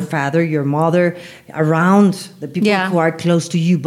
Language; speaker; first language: English; non-native, learner; Spanish